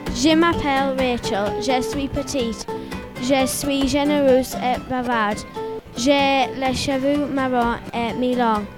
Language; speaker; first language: French; non-native, learner; English